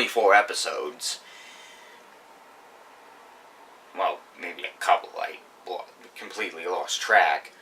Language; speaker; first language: English; native; English